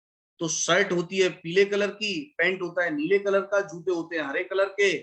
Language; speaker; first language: Hindi; native; Hindi